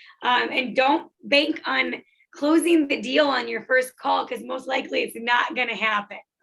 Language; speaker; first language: English; native; English